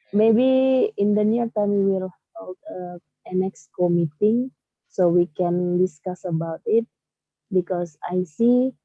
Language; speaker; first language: English; non-native, learner; Indonesian